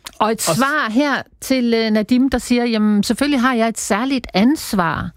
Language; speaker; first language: Danish; native; Danish